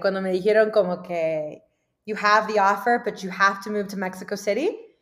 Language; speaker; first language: English; early bilingual, other home language; Spanish